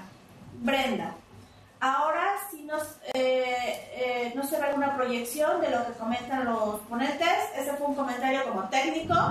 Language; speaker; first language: Spanish; native; Spanish